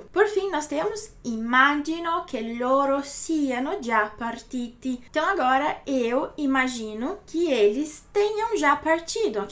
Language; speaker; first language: Portuguese; native; Portuguese